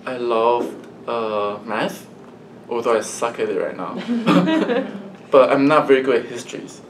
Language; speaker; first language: English; early bilingual, other home language; Chinese